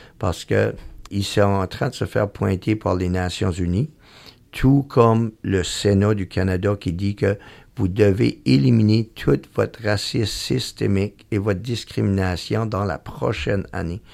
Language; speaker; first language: French; native; French